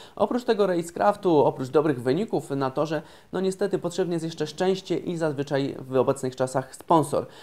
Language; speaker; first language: Polish; native; Polish